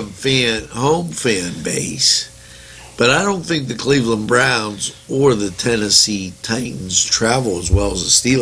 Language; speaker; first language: English; native; English